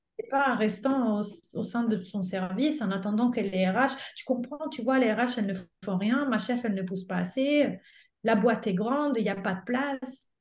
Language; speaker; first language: French; non-native, fluent; Italian